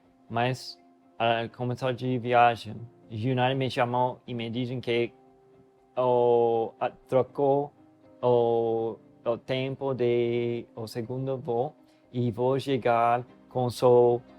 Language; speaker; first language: Portuguese; non-native, learner; English